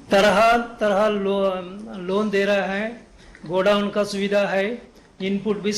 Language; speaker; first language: Hindi; non-native, local second language; Kannada